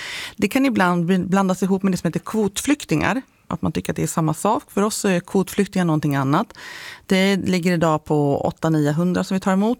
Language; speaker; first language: Swedish; native; Swedish